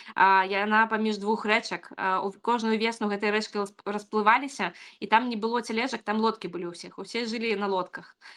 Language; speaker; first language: Belarusian; non-native, local second language; Russian